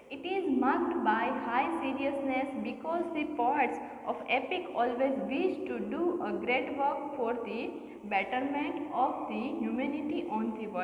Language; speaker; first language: English; non-native, local second language; Gujarati